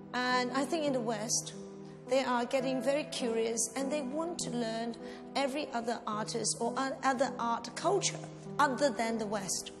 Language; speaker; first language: English; non-native, local second language; Cantonese